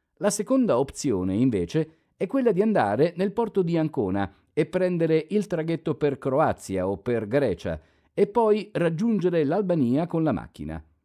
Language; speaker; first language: Italian; non-native, fluent; Albanian